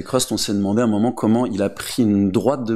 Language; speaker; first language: French; native; French